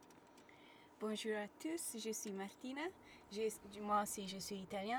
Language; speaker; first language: French; non-native, learner; Italian